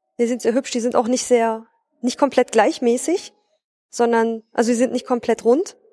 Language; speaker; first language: German; native; German